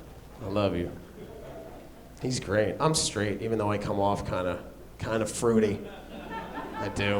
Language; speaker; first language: English; native; English